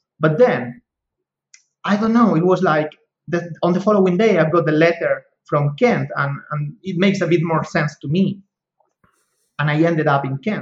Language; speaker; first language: English; non-native, fluent; Spanish